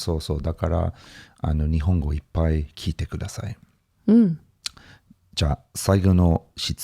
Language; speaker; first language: Japanese; non-native, fluent; English